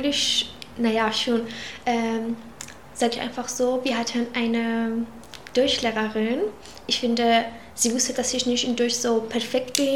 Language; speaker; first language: German; non-native, local second language; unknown